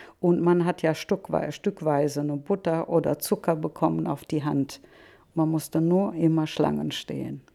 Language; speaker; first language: German; non-native, fluent; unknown